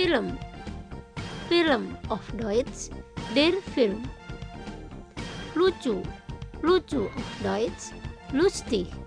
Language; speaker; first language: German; non-native, fluent; Indonesian